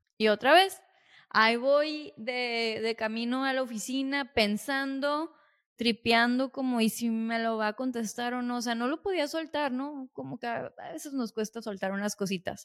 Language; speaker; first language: Spanish; native; Spanish